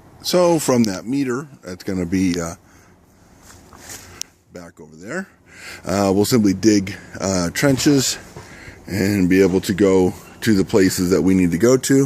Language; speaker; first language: English; native; English